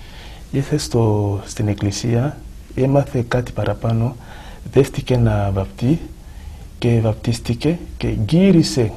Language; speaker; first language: Greek; non-native, fluent; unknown